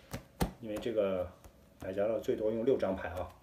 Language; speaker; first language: Chinese; native; Chinese